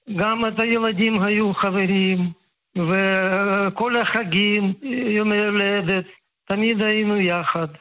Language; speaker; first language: Hebrew; non-native, fluent; Russian